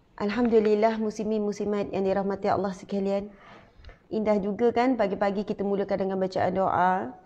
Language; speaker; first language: Malay; native; Malay